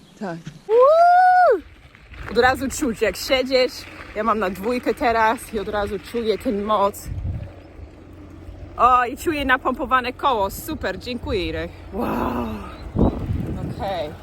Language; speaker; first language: Polish; non-native, learner; English